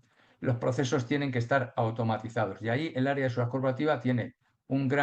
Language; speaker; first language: Spanish; native; Spanish